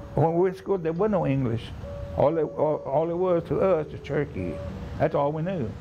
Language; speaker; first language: English; native; English